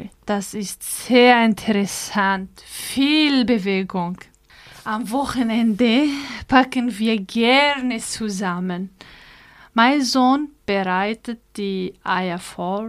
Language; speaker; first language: German; non-native, learner; Arabic